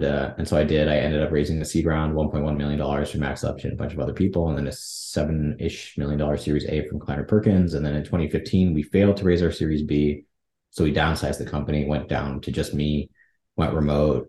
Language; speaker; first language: English; native; English